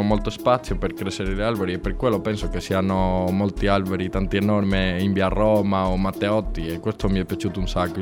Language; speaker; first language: Italian; non-native, learner; Spanish